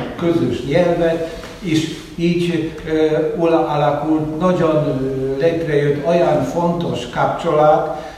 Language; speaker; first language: Hungarian; non-native, fluent; Polish